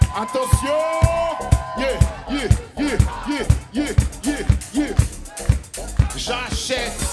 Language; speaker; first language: French; native; French